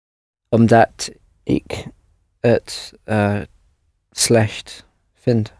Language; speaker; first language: Dutch; non-native, learner; English